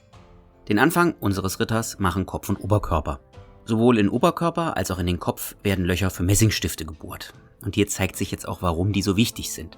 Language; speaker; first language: German; native; German